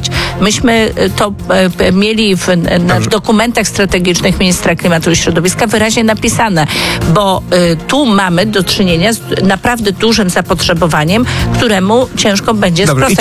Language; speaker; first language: Polish; native; Polish